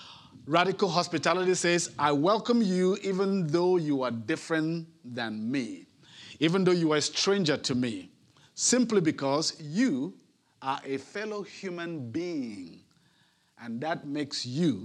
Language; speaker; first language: English; non-native, local second language; Ibibio